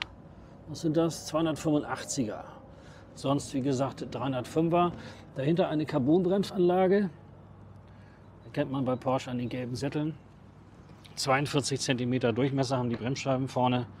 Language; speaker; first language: German; native; German